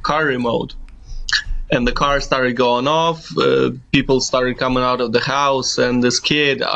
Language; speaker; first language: English; non-native, fluent; Kazakh